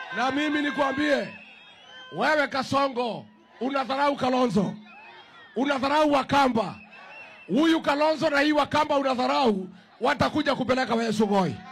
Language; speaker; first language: Swahili; non-native, local second language; Kikuyu